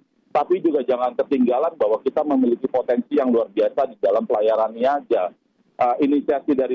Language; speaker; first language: Indonesian; native; Indonesian